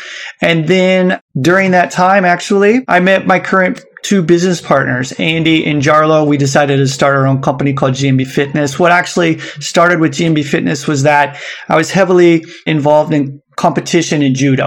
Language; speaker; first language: English; native; English